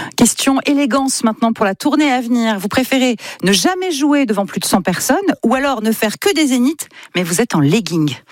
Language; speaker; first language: French; native; French